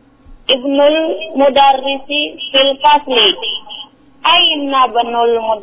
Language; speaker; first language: Arabic; non-native, learner; Indonesian